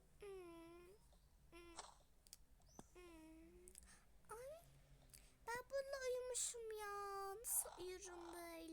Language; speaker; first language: Turkish; early bilingual, other home language; Arabic